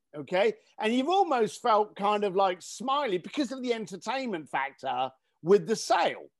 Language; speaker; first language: English; native; English